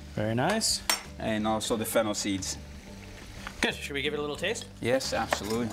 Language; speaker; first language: English; native; English